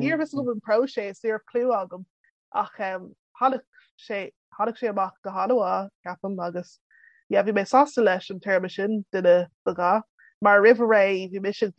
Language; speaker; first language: Irish; early bilingual, other home language; English